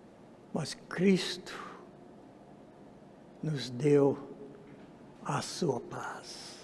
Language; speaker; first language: Portuguese; non-native, fluent; English